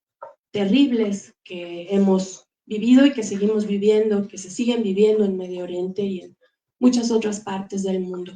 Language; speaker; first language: Spanish; native; Spanish